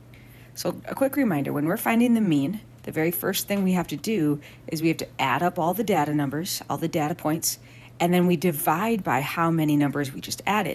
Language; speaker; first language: English; native; English